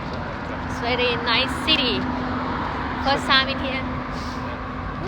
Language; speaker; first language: English; non-native, learner; Thai